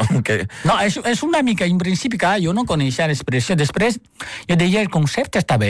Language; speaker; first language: Catalan; non-native, fluent; Chinese